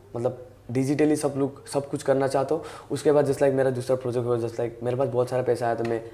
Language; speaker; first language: Hindi; native; Hindi